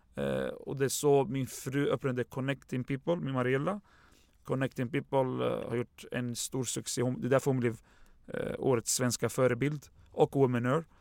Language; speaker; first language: Swedish; non-native, fluent; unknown